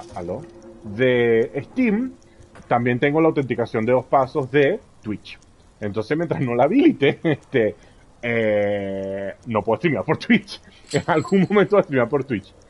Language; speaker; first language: Spanish; native; Spanish